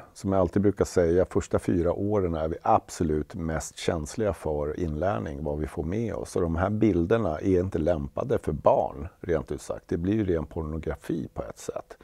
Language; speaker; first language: Swedish; native; Swedish